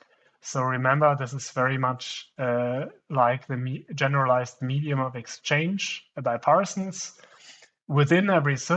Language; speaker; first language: English; non-native, fluent; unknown